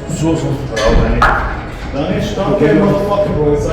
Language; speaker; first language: German; non-native, fluent; Bulgarian